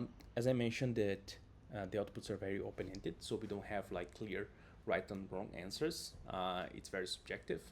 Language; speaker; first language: English; non-native, fluent; Portuguese